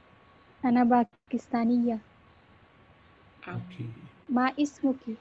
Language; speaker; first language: Arabic; non-native, learner; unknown